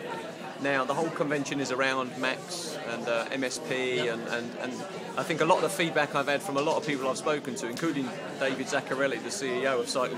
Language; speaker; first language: English; native; English